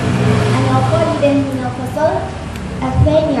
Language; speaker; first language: Arabic; non-native, learner; Indonesian